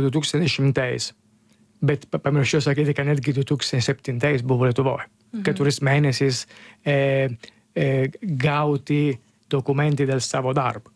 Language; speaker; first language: Lithuanian; non-native, learner; Italian